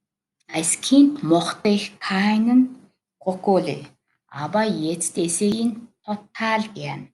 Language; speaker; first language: German; non-native, learner; Mongolian